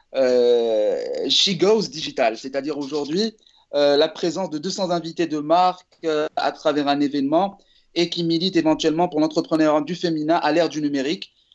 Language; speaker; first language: French; non-native, local second language; Arabic